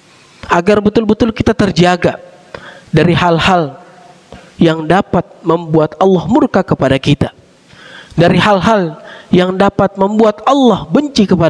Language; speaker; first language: Indonesian; native; Indonesian